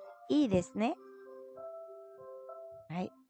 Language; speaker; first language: Japanese; non-native, fluent; Indonesian